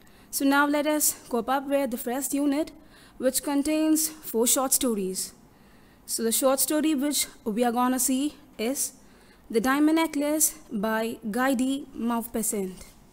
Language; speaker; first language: English; non-native, local second language; Tamil